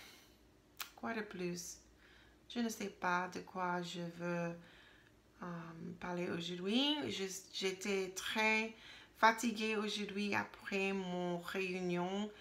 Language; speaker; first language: French; non-native, learner; English